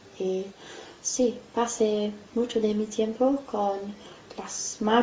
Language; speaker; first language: Spanish; non-native, fluent; English